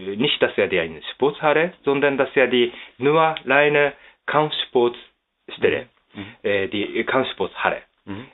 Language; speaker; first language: German; non-native, fluent; Japanese